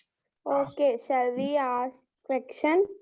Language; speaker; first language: English; non-native, learner; Sinhala